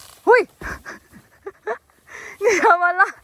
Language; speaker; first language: Chinese; non-native, learner; Filipino